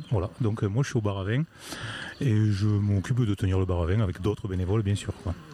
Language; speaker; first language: French; native; French